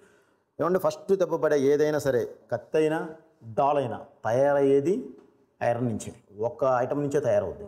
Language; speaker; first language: Telugu; native; Telugu